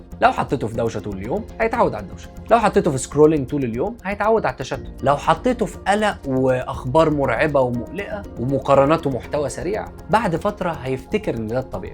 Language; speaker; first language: Arabic; native; Arabic